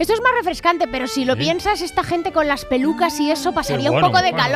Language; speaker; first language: Spanish; native; Spanish